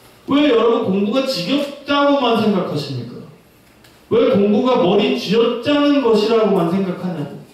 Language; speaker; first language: Korean; native; Korean